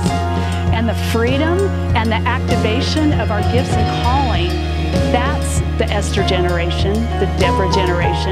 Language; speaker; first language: English; native; English